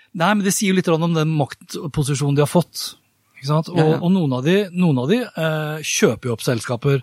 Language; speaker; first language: Norwegian; native; Norwegian